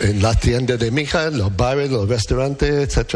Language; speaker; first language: Spanish; non-native, learner; English